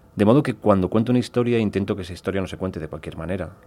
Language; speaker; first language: Spanish; native; Spanish